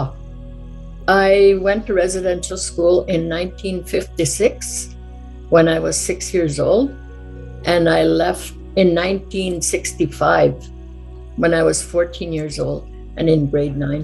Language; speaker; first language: English; non-native, fluent; Cree